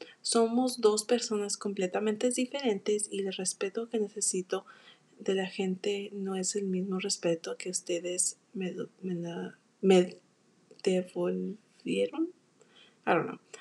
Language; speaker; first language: Spanish; early bilingual, heritage; Spanish